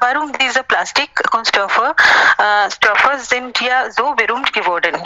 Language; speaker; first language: German; non-native, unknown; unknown